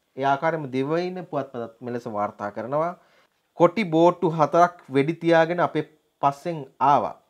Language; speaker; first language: Sinhala; native; Sinhala